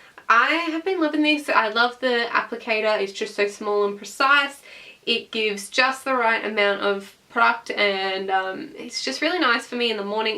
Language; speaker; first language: English; native; English